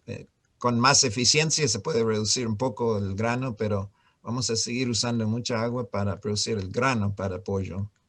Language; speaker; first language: Spanish; non-native, fluent; English